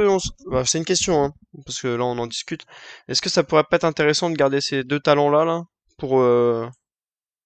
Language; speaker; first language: French; native; French